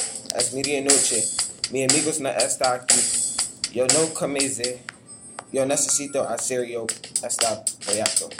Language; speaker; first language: Spanish; non-native, learner; English